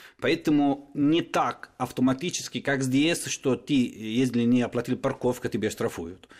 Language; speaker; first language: Russian; non-native, fluent; Italian